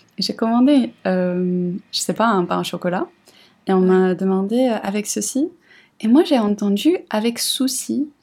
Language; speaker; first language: French; non-native, fluent; English